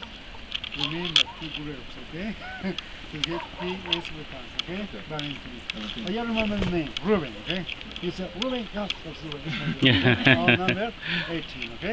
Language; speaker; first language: English; non-native, learner; Spanish